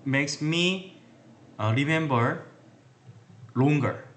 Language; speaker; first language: English; non-native, learner; Korean